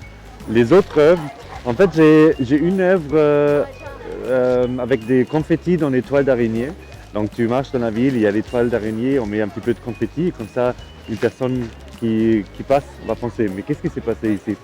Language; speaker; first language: French; non-native, fluent; German